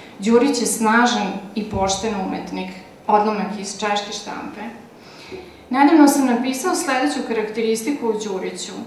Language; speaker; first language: Serbian; native; Serbian